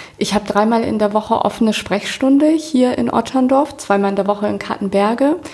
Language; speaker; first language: German; native; German